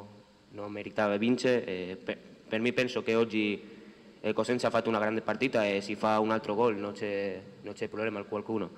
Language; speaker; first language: Italian; non-native, fluent; Spanish